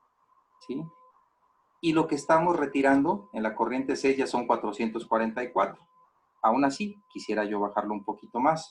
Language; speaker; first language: Spanish; native; Spanish